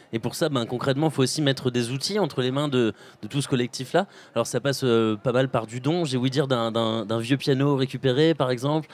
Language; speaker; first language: French; native; French